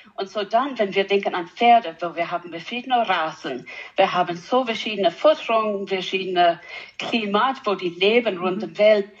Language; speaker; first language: German; non-native, learner; English